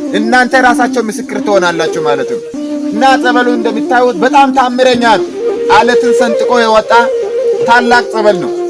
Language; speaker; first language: Amharic; native; Amharic